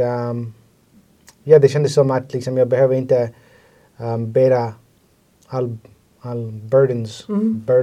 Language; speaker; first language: Swedish; non-native, fluent; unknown